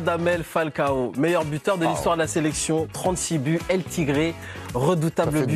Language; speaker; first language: French; native; French